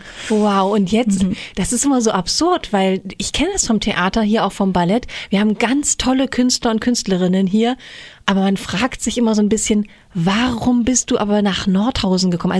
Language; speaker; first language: German; native; German